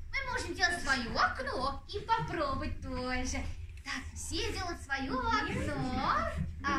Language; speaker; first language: Russian; non-native, learner; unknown